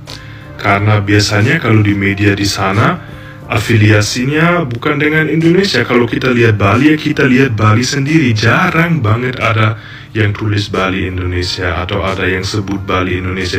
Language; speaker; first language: Indonesian; non-native, fluent; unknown